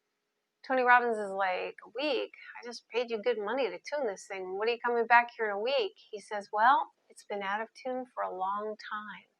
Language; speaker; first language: English; native; English